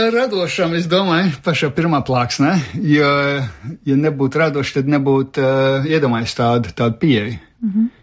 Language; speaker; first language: Latvian; early bilingual, heritage; Latvian